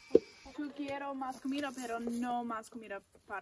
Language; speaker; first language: Spanish; non-native, learner; English